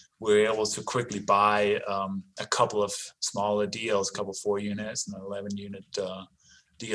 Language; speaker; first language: English; non-native, fluent; Danish